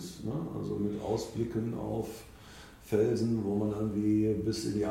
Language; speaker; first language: German; native; German